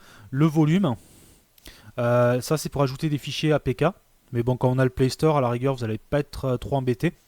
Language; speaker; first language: French; native; French